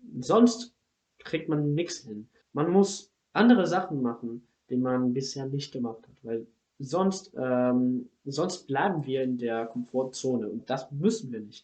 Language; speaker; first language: German; non-native, fluent; Spanish